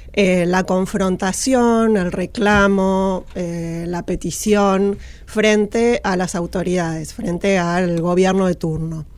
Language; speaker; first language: Spanish; native; Spanish